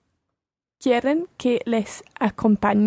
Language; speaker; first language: Spanish; non-native, learner; English